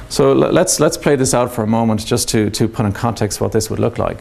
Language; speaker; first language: English; native; English